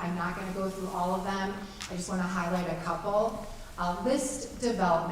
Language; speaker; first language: English; native; English